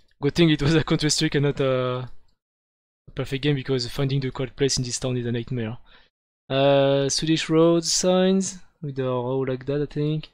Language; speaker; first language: English; non-native, fluent; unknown